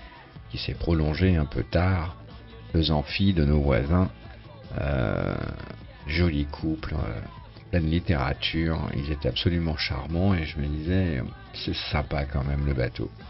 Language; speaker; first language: French; native; French